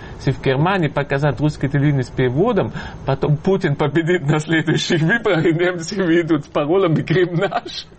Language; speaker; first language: Russian; non-native, fluent; German